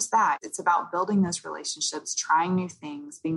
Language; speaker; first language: English; native; English